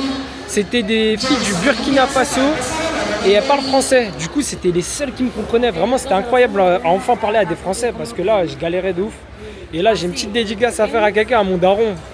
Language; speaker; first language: French; native; French